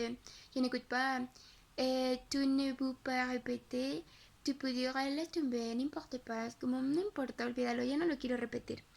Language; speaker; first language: French; non-native, learner; Spanish